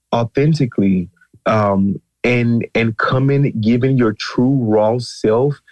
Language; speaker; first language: English; native; English